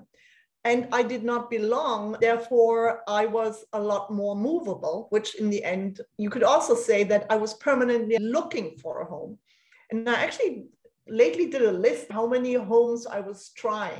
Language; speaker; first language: English; non-native, fluent; German